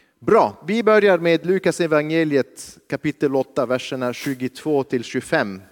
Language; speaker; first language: Swedish; non-native, fluent; Arabic